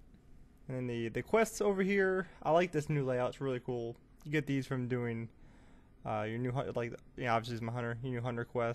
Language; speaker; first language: English; native; English